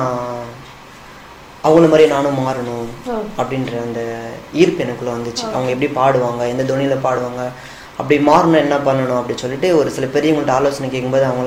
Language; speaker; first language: Tamil; native; Tamil